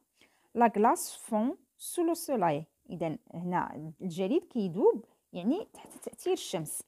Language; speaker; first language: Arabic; native; Arabic